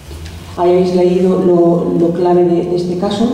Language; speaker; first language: Spanish; native; Spanish